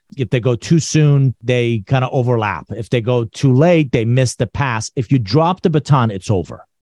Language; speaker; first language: English; non-native, fluent; Persian